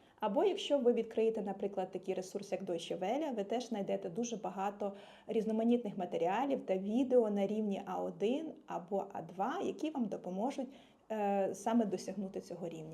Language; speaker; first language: Ukrainian; native; Ukrainian